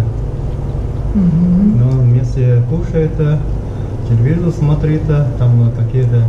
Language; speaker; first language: Russian; non-native, learner; Chinese